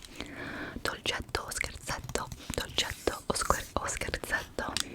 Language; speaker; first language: Italian; non-native, fluent; English